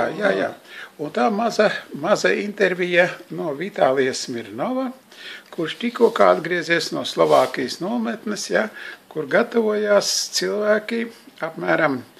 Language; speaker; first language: Latvian; native; Latvian